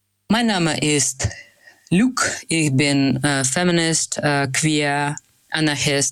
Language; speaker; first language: German; non-native, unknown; Russian